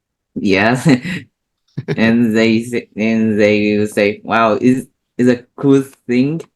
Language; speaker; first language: English; non-native, learner; Vietnamese